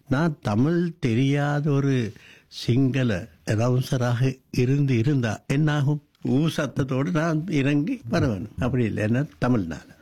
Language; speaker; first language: Tamil; non-native, local second language; Sinhala